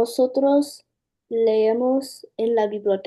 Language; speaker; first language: Spanish; non-native, learner; English